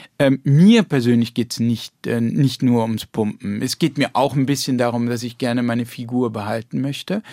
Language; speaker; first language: German; early bilingual, heritage; German